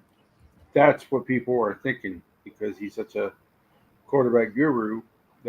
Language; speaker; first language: English; native; English